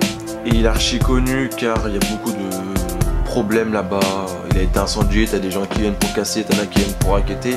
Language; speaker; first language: French; native; French